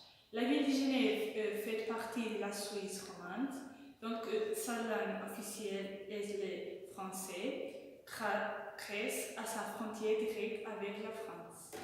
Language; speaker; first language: French; non-native, learner; Portuguese